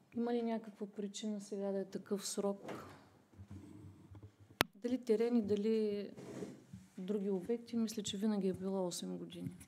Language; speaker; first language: Bulgarian; native; Bulgarian